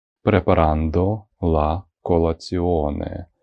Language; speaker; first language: Italian; non-native, fluent; Ukrainian